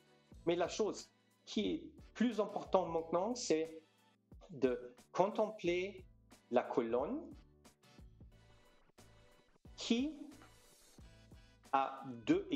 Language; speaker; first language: French; non-native, fluent; German